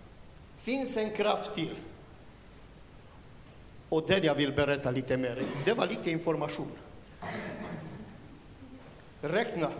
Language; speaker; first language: Swedish; non-native, learner; Romanian